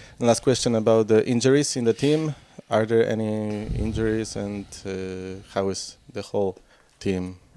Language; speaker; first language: English; non-native, fluent; Polish